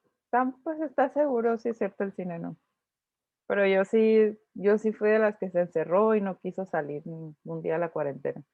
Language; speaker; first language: Spanish; native; Spanish